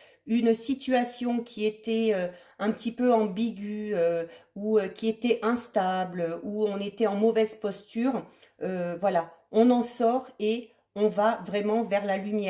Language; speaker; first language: French; native; French